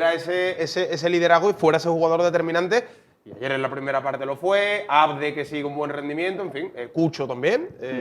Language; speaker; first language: Spanish; native; Spanish